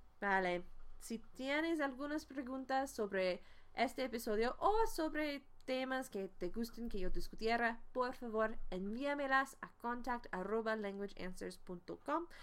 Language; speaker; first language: Spanish; non-native, fluent; English